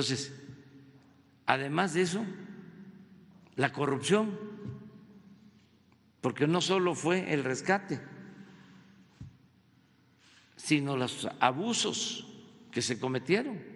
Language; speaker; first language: Spanish; native; Spanish